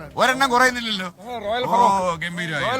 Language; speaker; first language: Malayalam; native; Malayalam